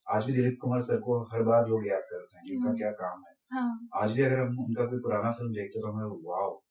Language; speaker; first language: Hindi; non-native, local second language; Assamese